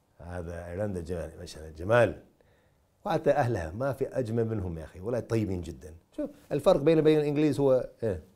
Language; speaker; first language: Arabic; non-native, fluent; English